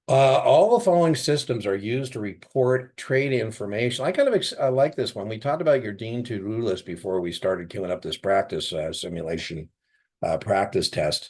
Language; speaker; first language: English; native; English